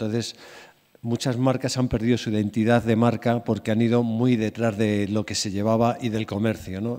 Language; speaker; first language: Spanish; native; Spanish